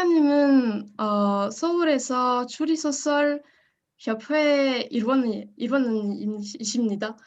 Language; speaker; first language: Korean; non-native, learner; French